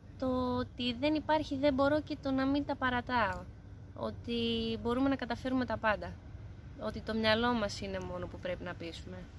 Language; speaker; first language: Greek; native; Greek